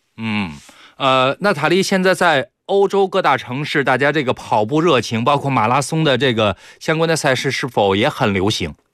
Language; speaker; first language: Chinese; native; Chinese